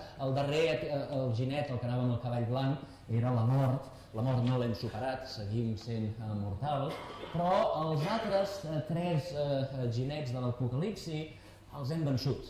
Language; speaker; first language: Catalan; native; Catalan